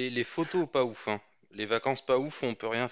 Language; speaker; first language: French; native; French